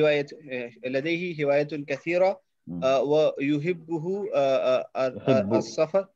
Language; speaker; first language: Arabic; non-native, learner; Urdu